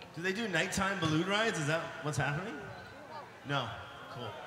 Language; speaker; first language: English; native; English